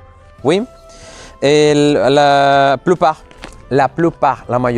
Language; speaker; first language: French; non-native, fluent; Spanish